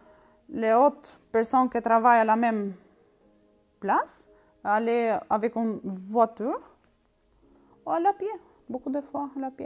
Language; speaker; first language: French; non-native, learner; Albanian